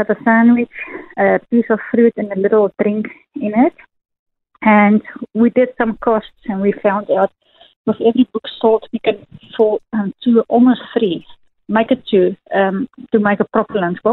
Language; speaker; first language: English; non-native, local second language; Afrikaans